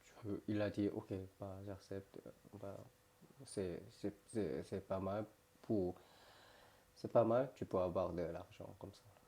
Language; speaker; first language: French; non-native, learner; Korean